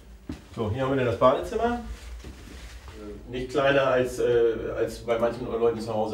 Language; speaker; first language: German; native; German